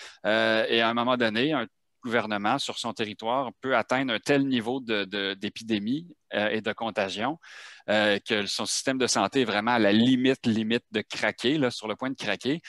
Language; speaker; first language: French; native; French